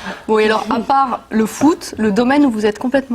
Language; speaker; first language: French; native; French